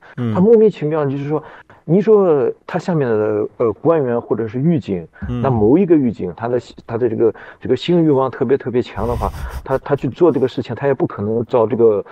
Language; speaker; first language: Chinese; native; Chinese